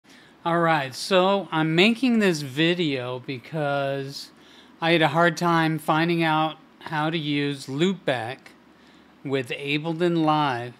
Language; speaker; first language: English; native; English